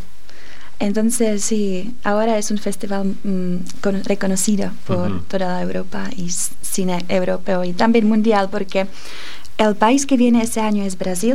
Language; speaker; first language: Spanish; non-native, fluent; Czech